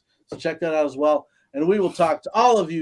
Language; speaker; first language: English; native; English